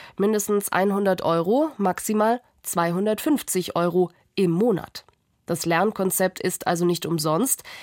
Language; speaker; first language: German; native; German